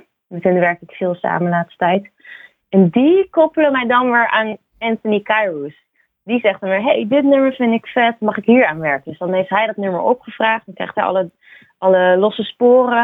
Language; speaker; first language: Dutch; native; Dutch